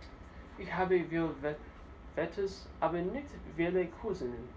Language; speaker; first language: German; non-native, learner; English